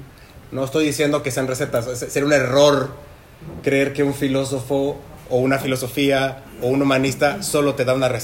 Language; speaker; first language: Spanish; native; Spanish